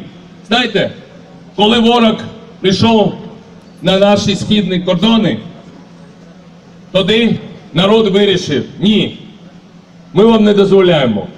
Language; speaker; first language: Ukrainian; non-native, fluent; Georgian